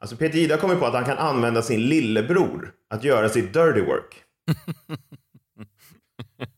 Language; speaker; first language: Swedish; native; Swedish